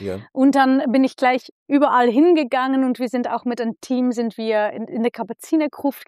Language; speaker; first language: German; non-native, fluent; Dutch